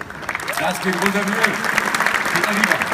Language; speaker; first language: German; native; German